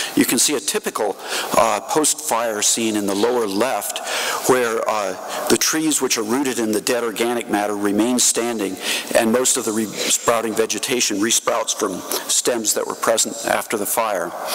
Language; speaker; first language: English; native; English